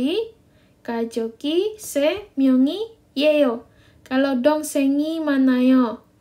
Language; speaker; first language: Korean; non-native, learner; Indonesian